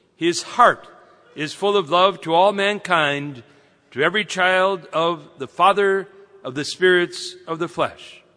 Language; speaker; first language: English; native; English